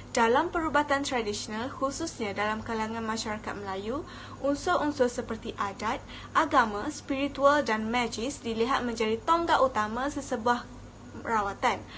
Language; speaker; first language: Malay; native; Malay